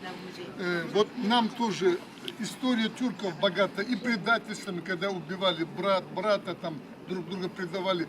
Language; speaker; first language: Russian; non-native, local second language; Karachay-Balkar